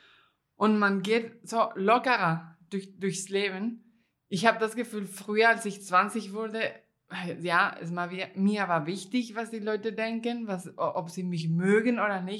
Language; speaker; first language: German; non-native, fluent; Spanish